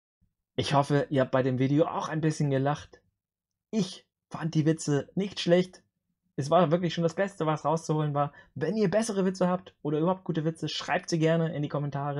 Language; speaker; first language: German; native; German